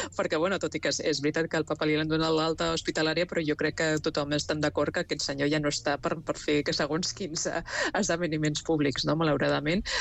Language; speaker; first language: Catalan; non-native, local second language; Spanish